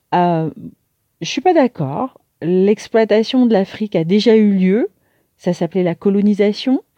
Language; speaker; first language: French; native; French